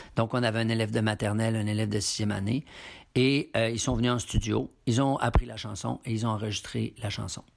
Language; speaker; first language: French; native; French